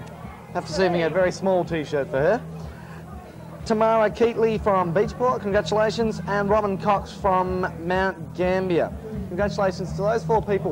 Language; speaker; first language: English; native; English